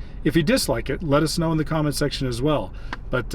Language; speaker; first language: English; native; English